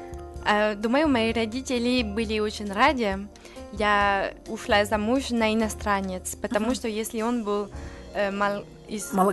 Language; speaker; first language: Russian; non-native, learner; French